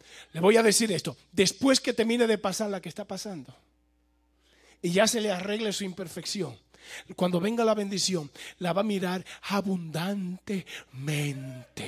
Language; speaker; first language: Spanish; native; Spanish